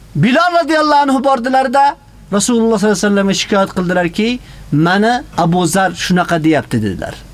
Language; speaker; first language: Uzbek; native; Uzbek